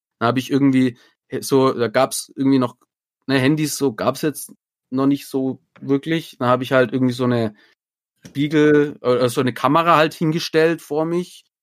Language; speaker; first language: German; native; German